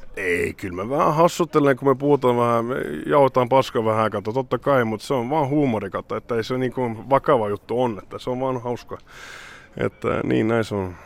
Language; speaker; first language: Finnish; early bilingual, heritage; Finnish